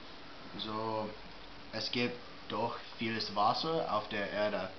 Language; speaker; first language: German; non-native, learner; English